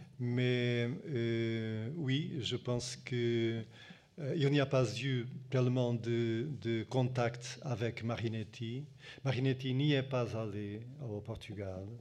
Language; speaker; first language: French; non-native, fluent; Portuguese